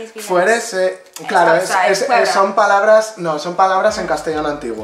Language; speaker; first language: Spanish; native; Spanish